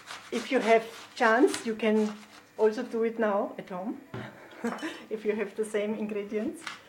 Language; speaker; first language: English; non-native, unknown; German